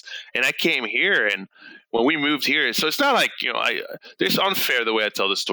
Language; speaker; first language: English; early bilingual, other home language; French